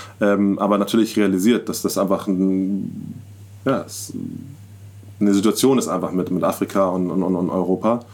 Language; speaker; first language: German; native; German